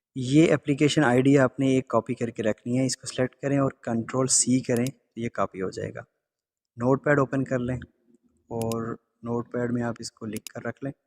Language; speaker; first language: Urdu; non-native, local second language; Pahari-Potwari